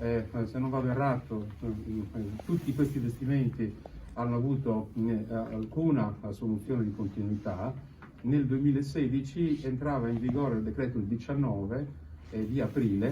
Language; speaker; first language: Italian; native; Italian